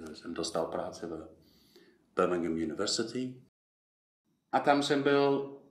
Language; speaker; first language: Czech; non-native, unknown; English